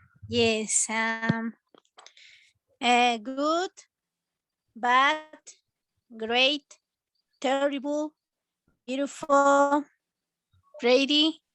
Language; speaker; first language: English; non-native, learner; Spanish